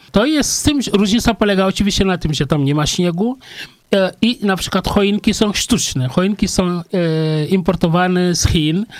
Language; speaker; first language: Polish; non-native, fluent; Wolof